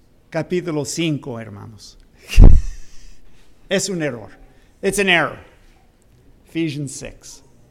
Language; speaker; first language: Spanish; non-native, learner; English